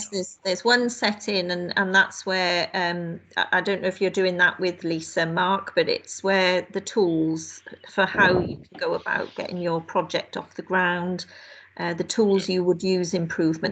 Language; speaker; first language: English; native; English